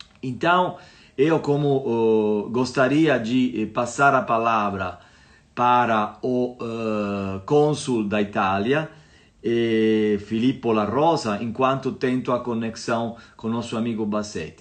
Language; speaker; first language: Portuguese; non-native, fluent; Italian